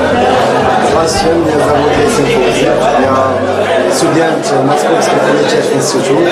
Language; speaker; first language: Russian; non-native, learner; Arabic